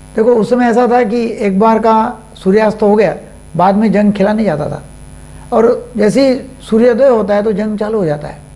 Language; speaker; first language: Hindi; non-native, local second language; Marathi